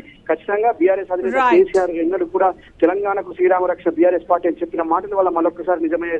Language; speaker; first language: Telugu; native; Telugu